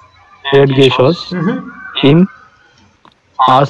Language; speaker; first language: German; non-native, learner; Hindi